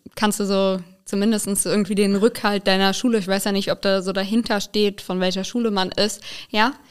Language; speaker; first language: German; native; German